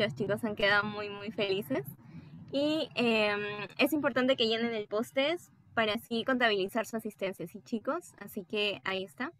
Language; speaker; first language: Spanish; native; Spanish